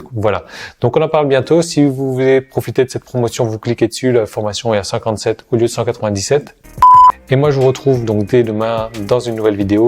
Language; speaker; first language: French; native; French